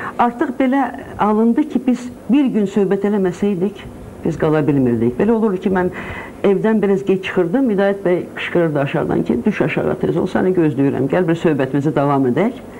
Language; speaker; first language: Azerbaijani; non-native, local second language; Russian